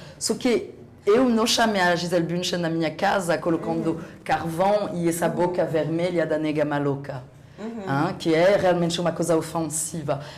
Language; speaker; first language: Portuguese; non-native, fluent; French